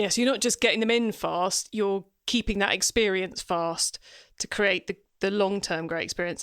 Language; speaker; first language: English; native; English